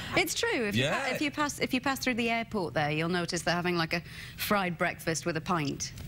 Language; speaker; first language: English; native; English